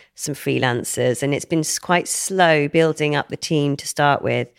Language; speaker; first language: English; native; English